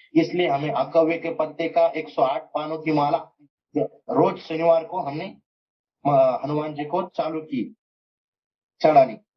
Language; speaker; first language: Hindi; non-native, local second language; Marathi